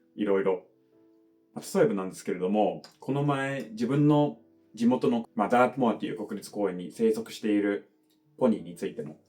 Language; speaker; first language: Japanese; non-native, fluent; English